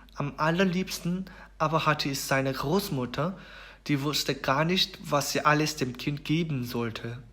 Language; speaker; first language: German; non-native, fluent; Korean